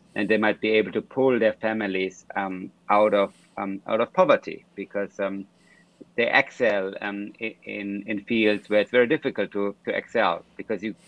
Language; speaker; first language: English; non-native, fluent; German